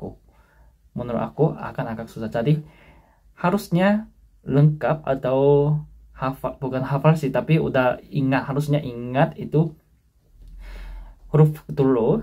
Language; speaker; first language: Indonesian; non-native, fluent; Korean